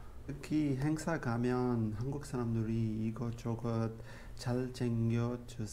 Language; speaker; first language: Korean; non-native, learner; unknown